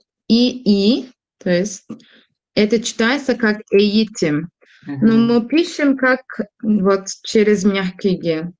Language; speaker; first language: Russian; non-native, fluent; Turkish